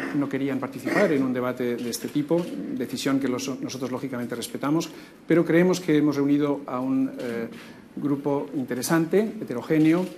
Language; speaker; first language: Spanish; native; Spanish